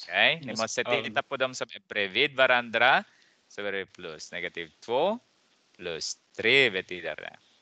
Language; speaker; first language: Swedish; non-native, fluent; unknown